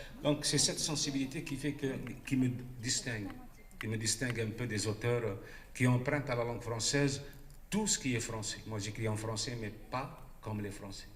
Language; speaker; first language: French; non-native, local second language; Arabic